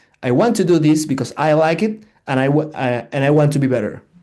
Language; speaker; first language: English; non-native, learner; Spanish